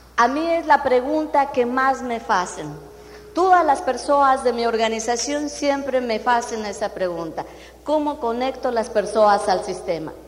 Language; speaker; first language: Spanish; non-native, fluent; Portuguese